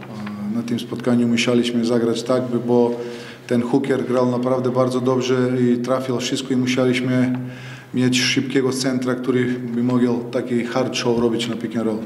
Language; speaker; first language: Polish; non-native, fluent; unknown